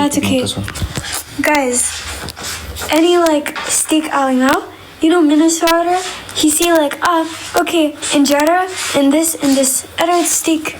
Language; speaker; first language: English; non-native, learner; Amharic